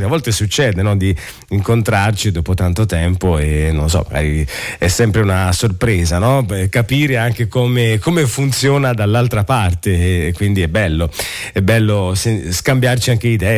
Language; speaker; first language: Italian; native; Italian